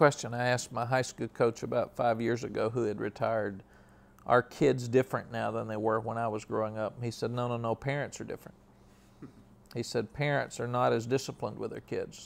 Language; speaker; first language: English; native; English